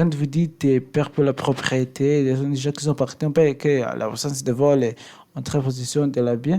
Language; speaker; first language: French; non-native, learner; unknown